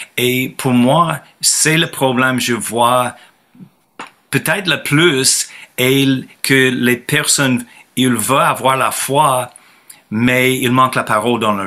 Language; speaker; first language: French; non-native, fluent; English